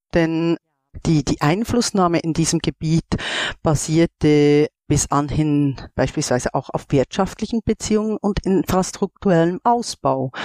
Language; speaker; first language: German; native; German